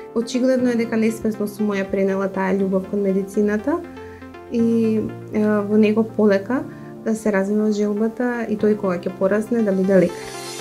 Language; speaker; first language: Macedonian; early bilingual, other home language; Croatian